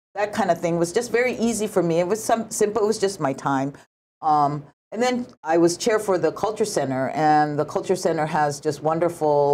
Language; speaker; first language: English; early bilingual, other home language; Japanese